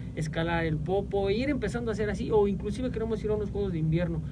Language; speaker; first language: Spanish; native; Spanish